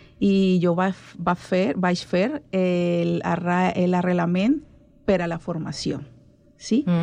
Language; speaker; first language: Catalan; non-native, learner; Spanish